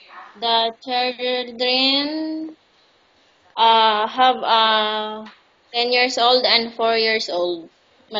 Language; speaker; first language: English; non-native, learner; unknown